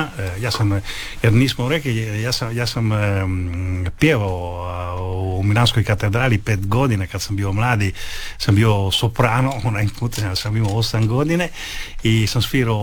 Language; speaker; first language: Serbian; early bilingual, heritage; Italian